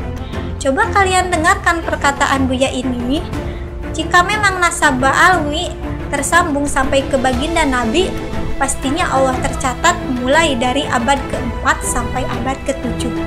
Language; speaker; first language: Indonesian; native; Indonesian